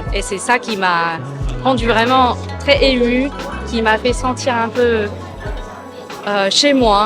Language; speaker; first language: French; non-native, fluent; Chinese